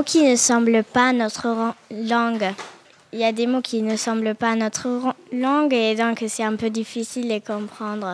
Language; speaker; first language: French; early bilingual, other home language; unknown